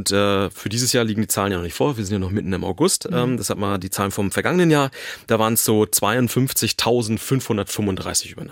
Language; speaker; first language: German; native; German